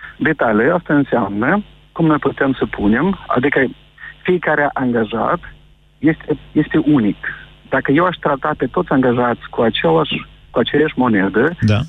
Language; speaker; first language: Romanian; native; Romanian